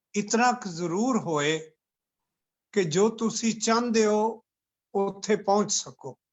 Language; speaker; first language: Hindi; non-native, local second language; Punjabi